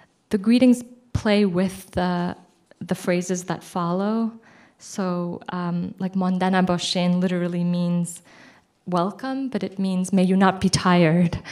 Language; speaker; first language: English; early bilingual, other home language; Persian